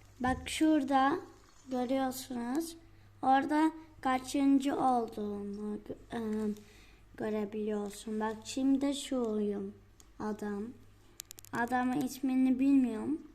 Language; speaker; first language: Turkish; early bilingual, heritage; Turkish